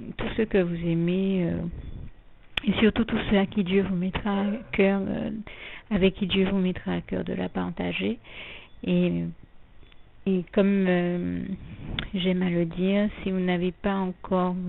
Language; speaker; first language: French; native; French